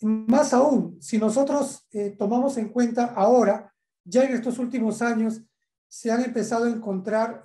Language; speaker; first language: Spanish; native; Spanish